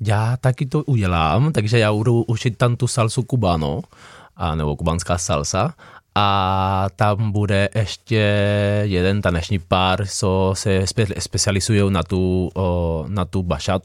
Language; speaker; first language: Czech; non-native, fluent; Spanish